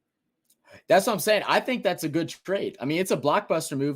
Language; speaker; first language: English; native; English